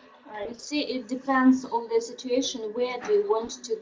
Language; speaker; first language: English; non-native, learner; Russian